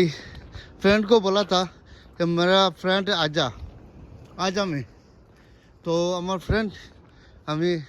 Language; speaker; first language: Hindi; non-native, learner; Bangla